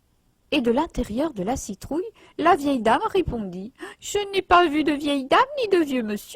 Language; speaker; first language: French; native; French